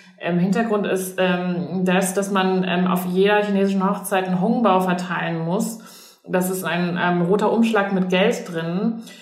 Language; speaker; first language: German; early bilingual, other home language; Chinese